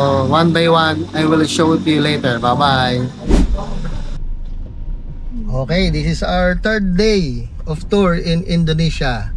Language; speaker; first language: English; non-native, local second language; Filipino